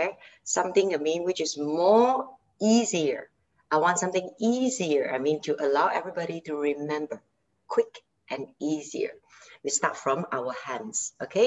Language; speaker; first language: English; non-native, local second language; Chinese